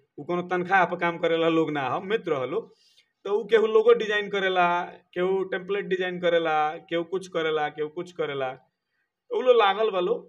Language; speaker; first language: Bhojpuri; native; Bhojpuri